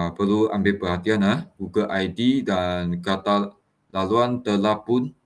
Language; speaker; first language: Malay; non-native, local second language; Chinese